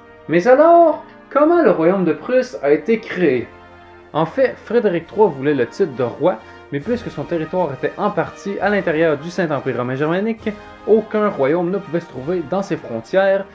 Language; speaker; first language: French; native; French